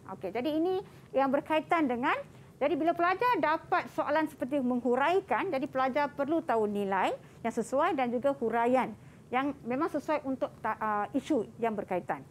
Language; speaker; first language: Malay; non-native, local second language; Tamil